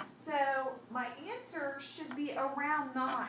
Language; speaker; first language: English; native; English